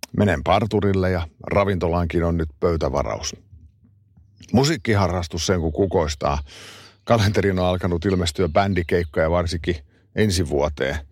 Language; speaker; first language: Finnish; non-native, local second language; Swedish